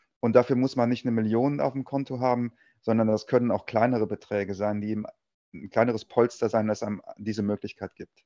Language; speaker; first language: German; native; German